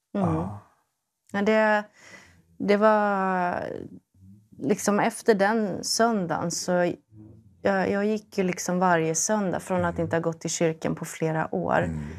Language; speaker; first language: Swedish; native; Swedish